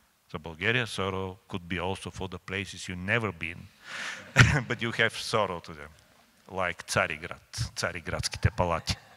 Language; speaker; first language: English; non-native, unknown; Bulgarian